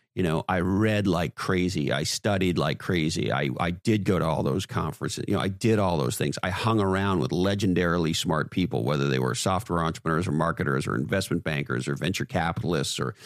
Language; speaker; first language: English; native; English